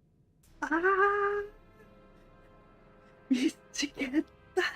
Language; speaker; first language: Japanese; non-native, learner; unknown